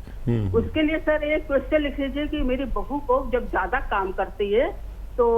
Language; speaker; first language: Hindi; native; Hindi